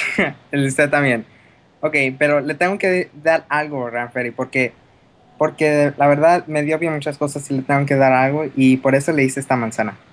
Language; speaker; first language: Spanish; early bilingual, heritage; Spanish